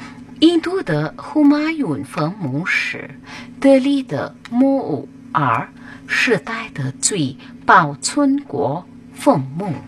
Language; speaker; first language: Chinese; non-native, fluent; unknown